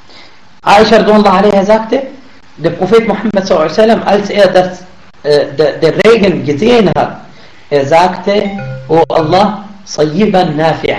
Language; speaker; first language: German; non-native, learner; Arabic